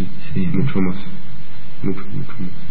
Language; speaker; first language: Spanish; non-native, learner; French